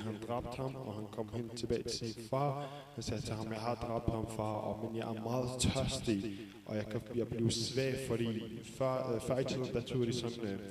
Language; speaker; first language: Danish; early bilingual, other home language; Arabic